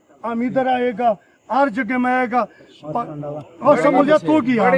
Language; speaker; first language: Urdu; non-native, local second language; Pashto